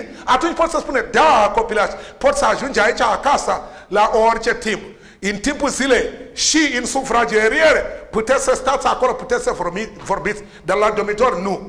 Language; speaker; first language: Romanian; non-native, learner; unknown